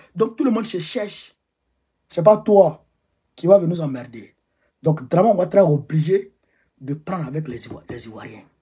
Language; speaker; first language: French; non-native, local second language; Bambara